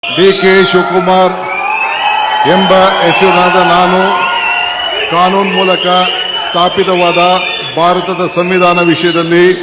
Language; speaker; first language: Kannada; native; Kannada